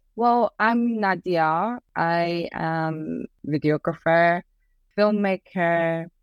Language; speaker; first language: English; early bilingual, other home language; Persian